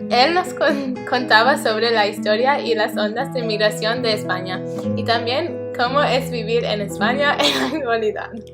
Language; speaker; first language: Spanish; non-native, learner; English